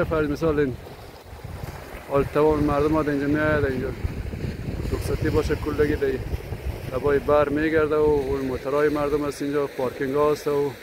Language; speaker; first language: Persian; native; Persian